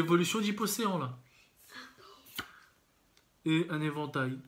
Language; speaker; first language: French; native; French